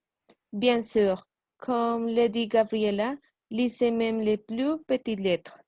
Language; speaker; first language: French; non-native, learner; Spanish